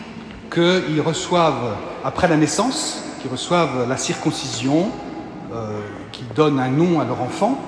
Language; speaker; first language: French; native; French